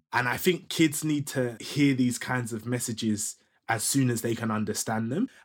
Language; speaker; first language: English; native; English